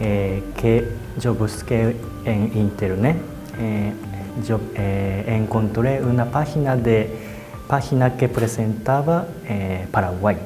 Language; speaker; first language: Spanish; non-native, learner; Japanese